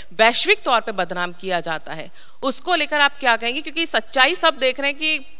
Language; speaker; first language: Hindi; native; Hindi